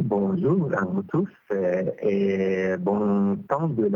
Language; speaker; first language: French; non-native, local second language; Arabic